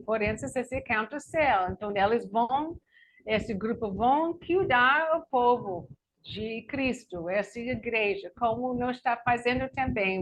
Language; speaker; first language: Portuguese; non-native, learner; English